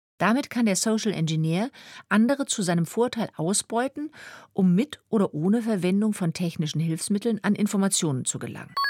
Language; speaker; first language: German; native; German